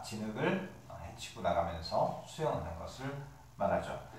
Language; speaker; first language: Korean; native; Korean